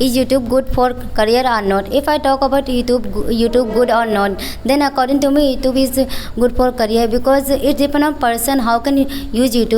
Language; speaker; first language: English; non-native, learner; Hindi